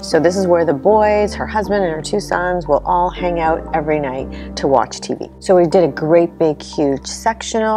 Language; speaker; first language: English; native; English